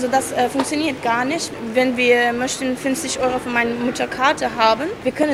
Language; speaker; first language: German; non-native, learner; Persian